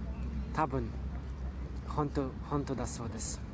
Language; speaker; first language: Japanese; non-native, learner; German